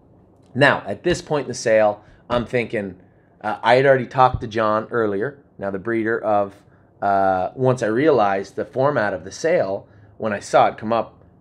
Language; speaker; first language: English; native; English